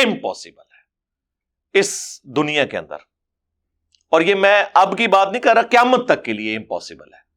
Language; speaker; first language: Urdu; non-native, local second language; Punjabi